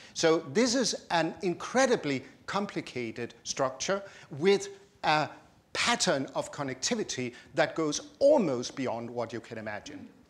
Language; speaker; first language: English; non-native, fluent; Danish